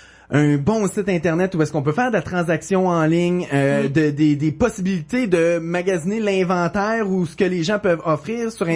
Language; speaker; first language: French; native; French